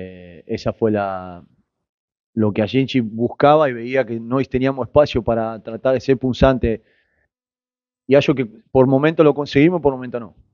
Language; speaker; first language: Spanish; native; Spanish